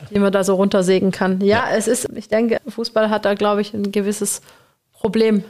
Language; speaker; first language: German; native; German